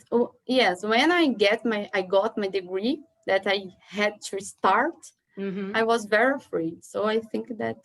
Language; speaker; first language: English; non-native, learner; Portuguese